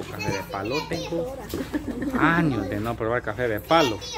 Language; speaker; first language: Spanish; native; Spanish